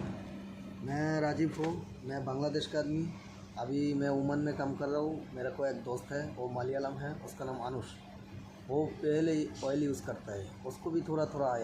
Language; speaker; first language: Hindi; non-native, learner; Bangla